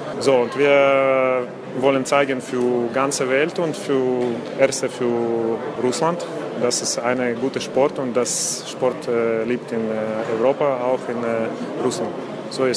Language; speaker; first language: German; non-native, learner; Russian